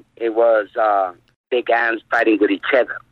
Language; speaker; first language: English; non-native, fluent; Spanish